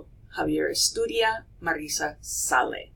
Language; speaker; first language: Spanish; non-native, fluent; English